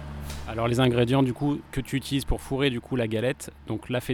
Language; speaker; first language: French; native; French